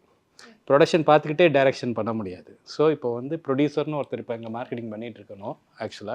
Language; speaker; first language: Tamil; native; Tamil